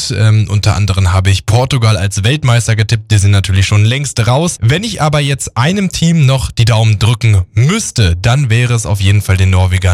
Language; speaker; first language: German; native; German